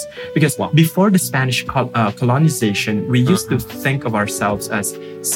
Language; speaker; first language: English; non-native, local second language; Filipino